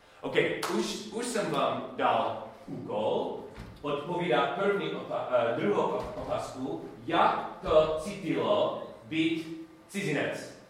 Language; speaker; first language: Czech; non-native, learner; English